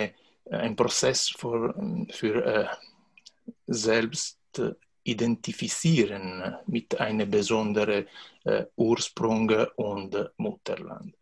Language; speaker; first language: German; non-native, learner; Italian